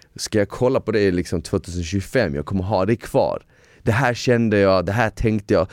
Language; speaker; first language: Swedish; early bilingual, other home language; Bosnian